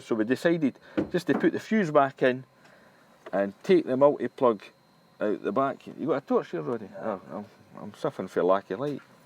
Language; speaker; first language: English; native; English